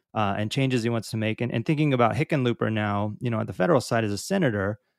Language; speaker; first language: English; native; English